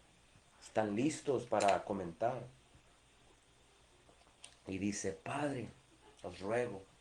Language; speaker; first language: Spanish; early bilingual, heritage; Spanish